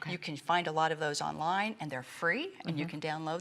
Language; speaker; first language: English; native; English